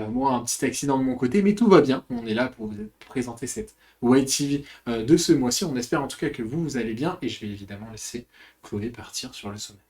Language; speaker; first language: French; native; French